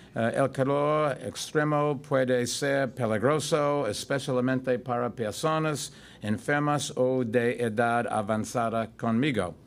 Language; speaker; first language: Spanish; non-native, learner; English